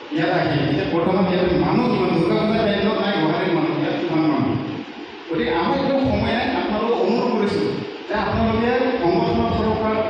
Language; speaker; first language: Assamese; non-native, local second language; Karbi